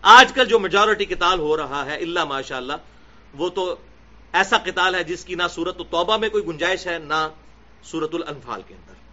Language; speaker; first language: Urdu; native; Urdu